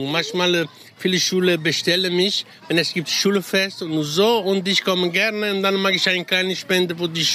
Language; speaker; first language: German; non-native, fluent; Italian